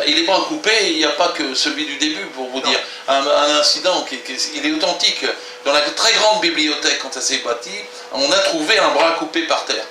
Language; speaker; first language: French; native; French